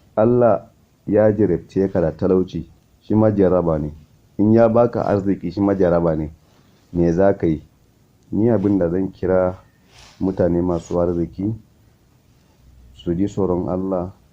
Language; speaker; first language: Hausa; non-native, local second language; Kanuri